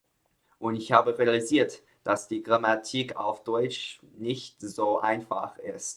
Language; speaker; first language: German; non-native, learner; Chinese